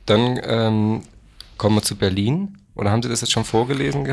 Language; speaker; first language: German; native; German